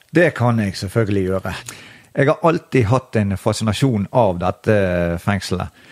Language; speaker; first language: Norwegian; native; Norwegian